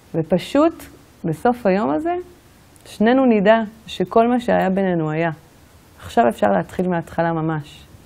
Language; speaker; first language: Hebrew; native; Hebrew